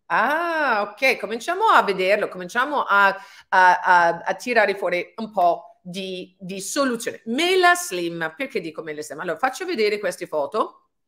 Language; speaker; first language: Italian; non-native, fluent; English